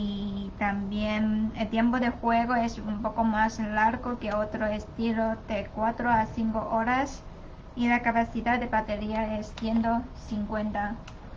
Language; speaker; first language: Spanish; non-native, learner; Chinese